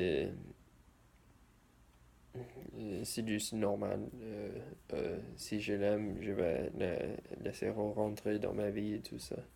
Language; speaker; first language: French; non-native, learner; English